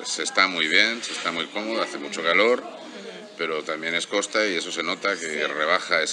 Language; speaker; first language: Spanish; native; Spanish